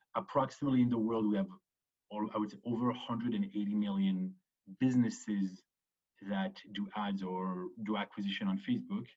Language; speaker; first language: English; early bilingual, other home language; French